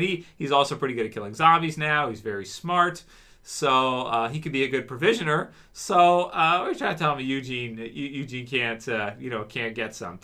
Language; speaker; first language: English; native; English